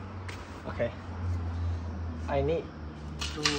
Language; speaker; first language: English; non-native, local second language; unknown